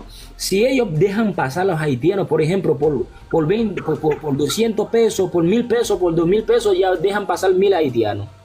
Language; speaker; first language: Spanish; non-native, local second language; Haitian Creole